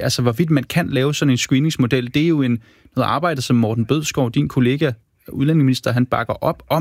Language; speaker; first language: Danish; native; Danish